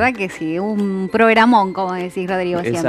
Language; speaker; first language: Spanish; native; Spanish